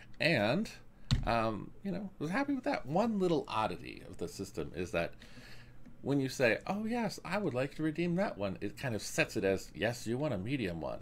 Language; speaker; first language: English; native; English